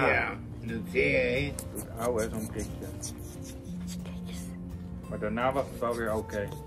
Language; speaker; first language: Dutch; native; Dutch